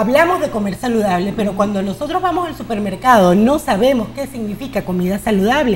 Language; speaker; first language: Spanish; native; Spanish